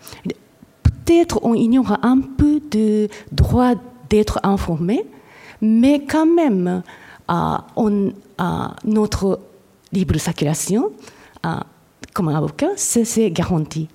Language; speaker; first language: French; non-native, fluent; Japanese